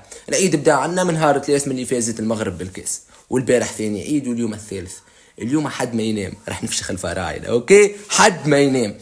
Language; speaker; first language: Arabic; native; Arabic